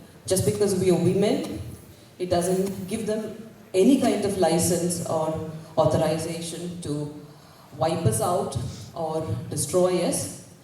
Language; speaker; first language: English; non-native, local second language; Malayalam